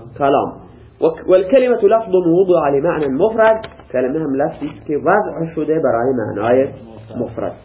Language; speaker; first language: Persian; native; Persian